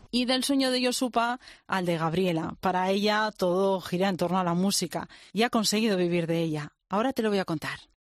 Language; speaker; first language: Spanish; native; Spanish